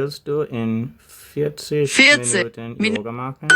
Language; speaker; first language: German; non-native, learner; English